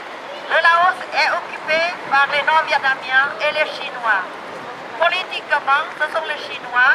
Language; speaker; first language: French; non-native, fluent; Lao